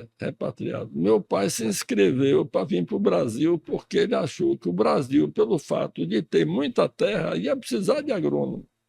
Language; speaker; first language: Portuguese; early bilingual, other home language; Russian